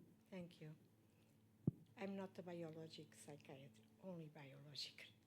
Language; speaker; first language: English; non-native, learner; Portuguese